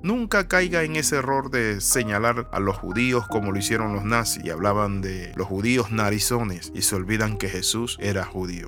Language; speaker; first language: Spanish; native; Spanish